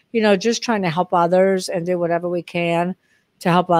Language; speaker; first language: English; native; English